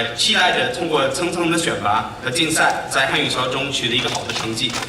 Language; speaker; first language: Chinese; non-native, fluent; English